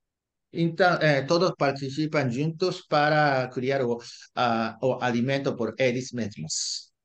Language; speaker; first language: Portuguese; non-native, fluent; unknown